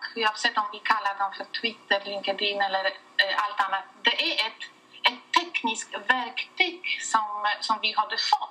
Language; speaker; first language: Swedish; non-native, fluent; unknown